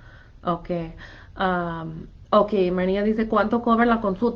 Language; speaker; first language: Spanish; non-native, fluent; English